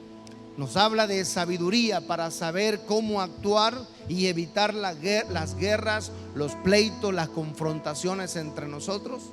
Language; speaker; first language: Spanish; native; Spanish